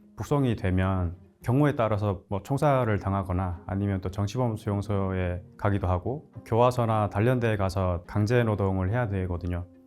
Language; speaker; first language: Korean; native; Korean